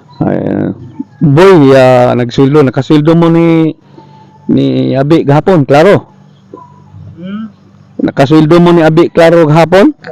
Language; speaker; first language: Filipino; non-native, local second language; Cebuano